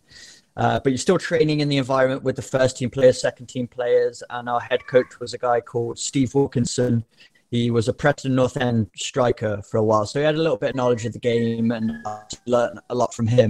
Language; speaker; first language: English; native; English